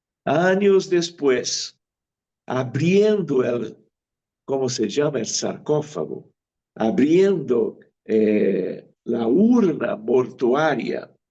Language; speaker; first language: Spanish; non-native, fluent; Portuguese